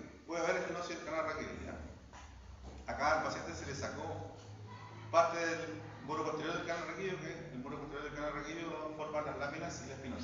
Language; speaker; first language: Spanish; native; Spanish